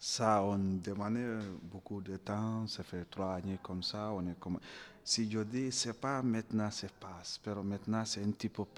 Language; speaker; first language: French; non-native, learner; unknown